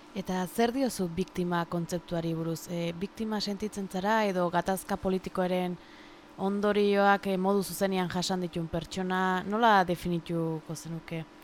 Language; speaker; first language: Basque; native; Basque